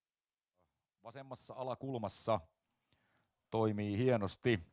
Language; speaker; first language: Finnish; native; Finnish